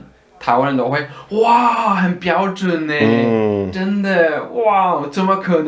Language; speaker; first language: Chinese; non-native, fluent; Swedish